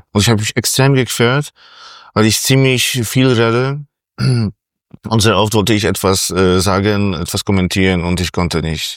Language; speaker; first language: German; non-native, fluent; Polish